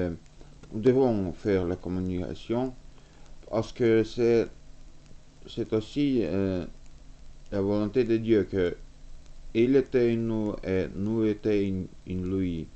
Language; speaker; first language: French; non-native, learner; Russian